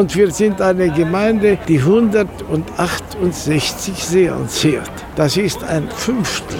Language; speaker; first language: German; native; German